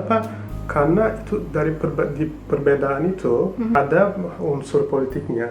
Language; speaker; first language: Indonesian; non-native, fluent; Turkish